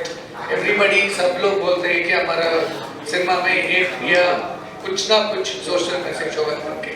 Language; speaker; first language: Hindi; non-native, local second language; Kannada